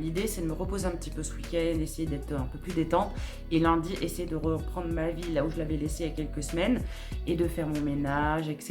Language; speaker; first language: French; native; French